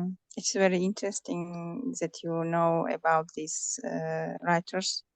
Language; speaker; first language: English; non-native, learner; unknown